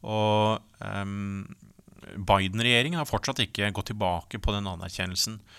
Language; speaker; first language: Norwegian; native; Norwegian